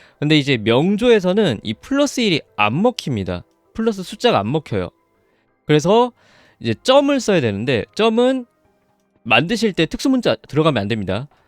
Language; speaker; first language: Korean; native; Korean